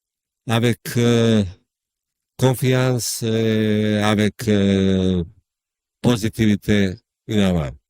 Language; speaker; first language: French; non-native, learner; Bosnian